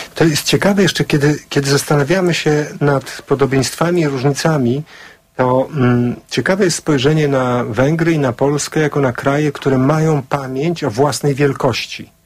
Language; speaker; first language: Polish; native; Polish